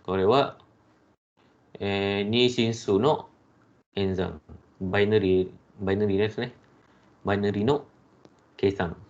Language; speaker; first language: Japanese; non-native, fluent; Malay